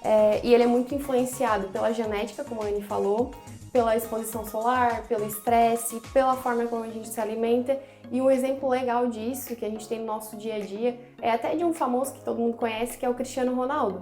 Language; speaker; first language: Portuguese; native; Portuguese